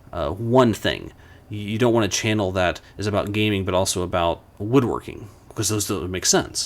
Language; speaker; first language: English; native; English